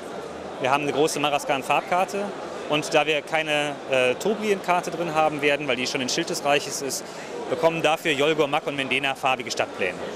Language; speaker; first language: German; native; German